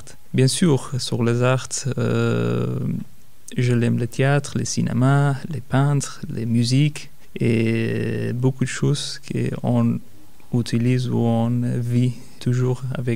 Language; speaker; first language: French; non-native, fluent; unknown